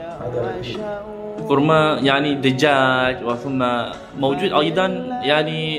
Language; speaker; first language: Arabic; non-native, learner; Malay